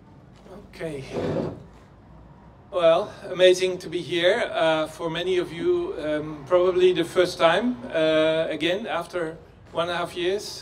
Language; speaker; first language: English; non-native, fluent; Dutch